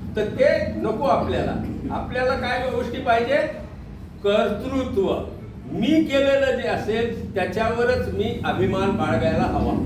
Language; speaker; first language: Marathi; non-native, local second language; Urdu